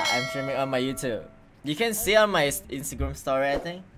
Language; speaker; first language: English; non-native, fluent; Indonesian